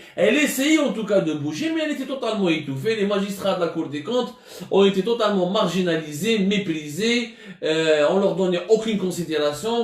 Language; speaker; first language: French; non-native, local second language; Arabic